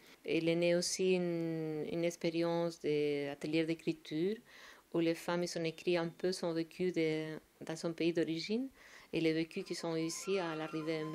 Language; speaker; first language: French; non-native, fluent; Spanish